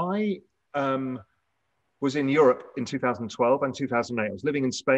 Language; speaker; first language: English; native; English